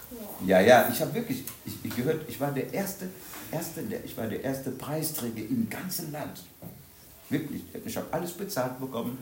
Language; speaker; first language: German; non-native, fluent; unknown